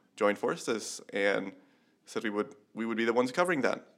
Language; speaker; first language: English; native; English